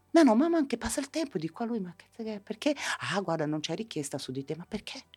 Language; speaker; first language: Italian; non-native, fluent; Spanish